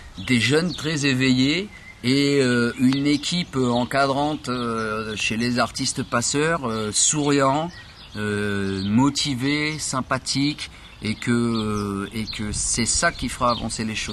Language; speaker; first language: French; native; French